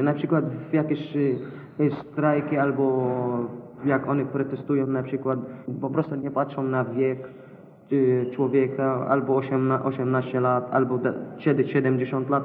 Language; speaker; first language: Polish; non-native, learner; Arabic